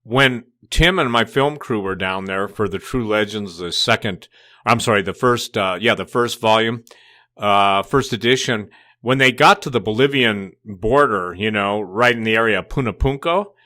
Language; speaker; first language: English; native; English